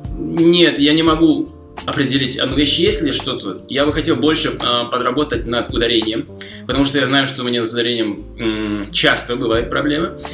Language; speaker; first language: Russian; non-native, fluent; Slovak